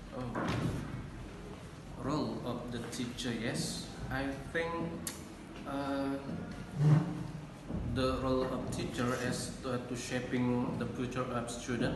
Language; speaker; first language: English; non-native, learner; Indonesian